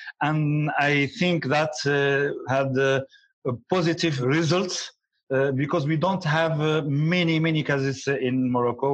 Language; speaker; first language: English; non-native, learner; Arabic